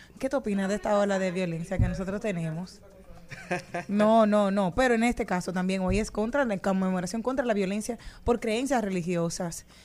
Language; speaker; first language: Spanish; native; Spanish